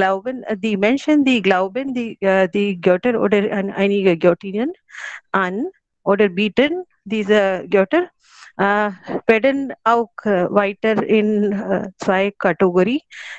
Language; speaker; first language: German; non-native, learner; Hindi